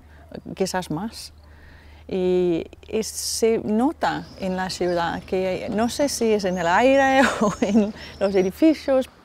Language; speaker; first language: Spanish; non-native, fluent; Danish